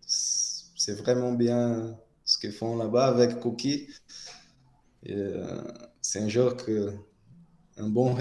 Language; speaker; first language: French; non-native, fluent; Portuguese